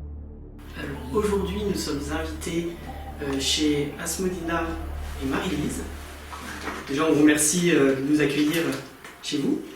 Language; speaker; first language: French; native; French